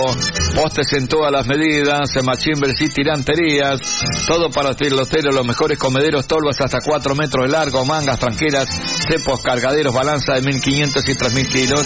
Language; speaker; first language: Spanish; native; Spanish